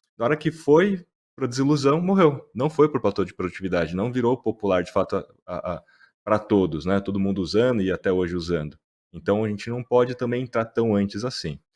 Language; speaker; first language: Portuguese; native; Portuguese